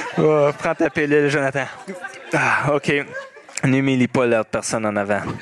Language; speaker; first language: French; native; French